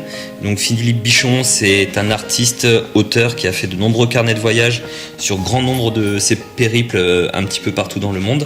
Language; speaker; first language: French; native; French